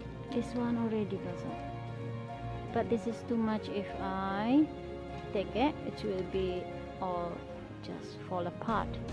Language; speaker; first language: English; non-native, learner; Indonesian